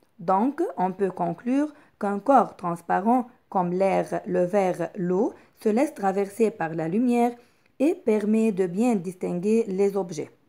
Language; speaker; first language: French; non-native, local second language; Arabic